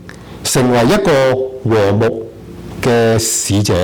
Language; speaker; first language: Chinese; non-native, local second language; Cantonese